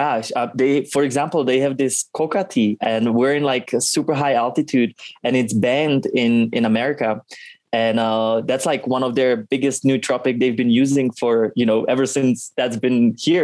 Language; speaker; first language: English; non-native, fluent; Czech